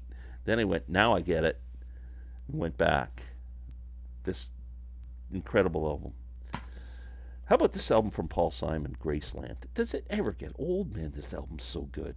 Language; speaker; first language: English; native; English